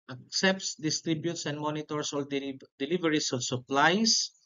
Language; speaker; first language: English; non-native, local second language; Filipino